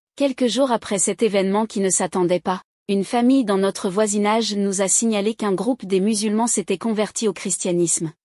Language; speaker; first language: French; non-native, local second language; Rundi